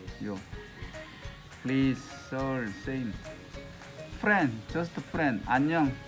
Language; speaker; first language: English; non-native, learner; Korean